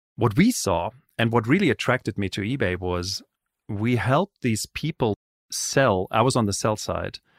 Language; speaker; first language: English; non-native, fluent; German